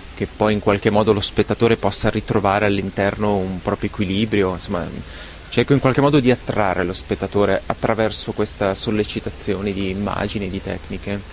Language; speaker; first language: Italian; native; Italian